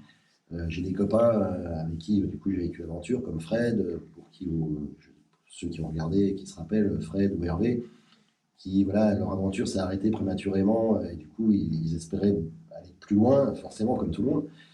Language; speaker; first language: French; native; French